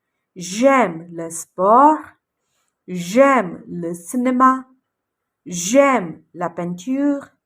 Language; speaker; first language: French; non-native, fluent; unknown